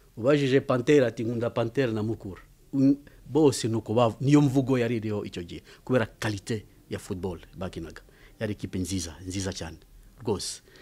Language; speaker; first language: Kinyarwanda; early bilingual, heritage; Kinyarwanda